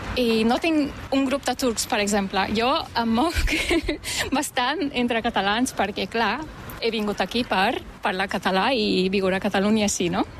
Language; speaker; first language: Catalan; non-native, fluent; Turkish